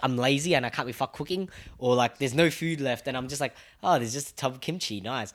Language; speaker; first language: English; non-native, local second language; Vietnamese